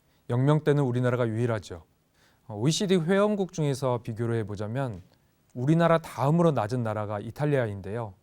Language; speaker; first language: Korean; native; Korean